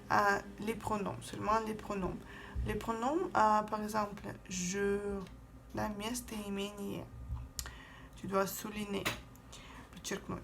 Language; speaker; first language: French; non-native, fluent; Russian